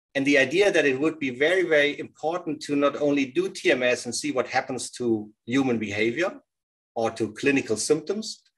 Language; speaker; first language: English; non-native, fluent; German